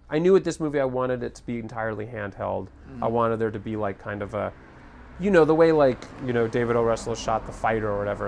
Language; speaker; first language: English; native; English